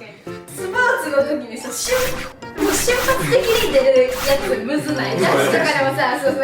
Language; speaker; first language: Japanese; native; Japanese